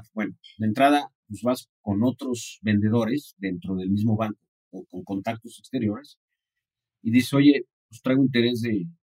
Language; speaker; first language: Spanish; native; Spanish